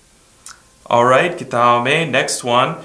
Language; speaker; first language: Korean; non-native, fluent; English